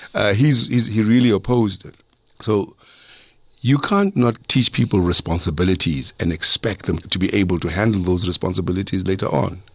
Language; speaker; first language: English; non-native, local second language; Zulu